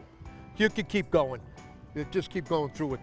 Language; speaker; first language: English; native; English